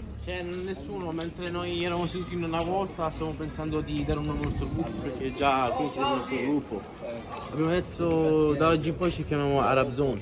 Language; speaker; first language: Italian; non-native, fluent; Arabic